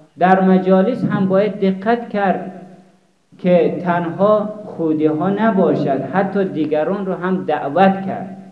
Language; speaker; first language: Persian; native; Persian